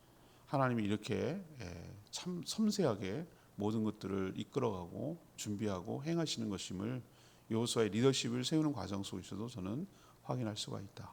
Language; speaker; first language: Korean; native; Korean